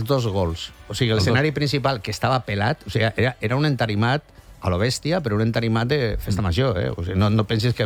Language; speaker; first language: Catalan; non-native, local second language; Spanish